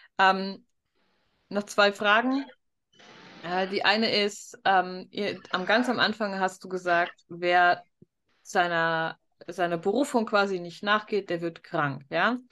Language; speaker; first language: German; native; German